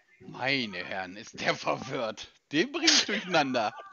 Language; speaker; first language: German; native; German